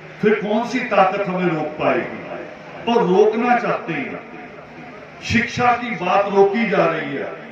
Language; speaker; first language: Hindi; non-native, local second language; Punjabi